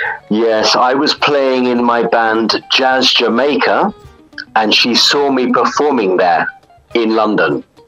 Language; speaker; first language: English; native; English